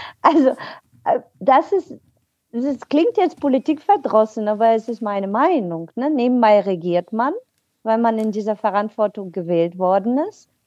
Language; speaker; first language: German; non-native, fluent; Bulgarian